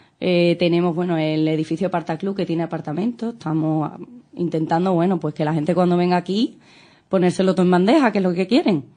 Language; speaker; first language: Spanish; native; Spanish